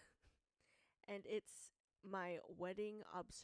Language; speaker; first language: English; native; English